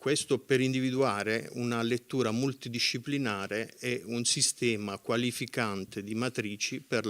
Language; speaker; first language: Italian; native; Italian